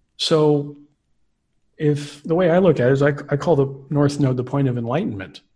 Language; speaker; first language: English; native; English